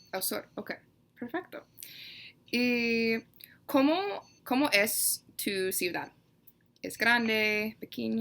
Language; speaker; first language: Spanish; non-native, learner; English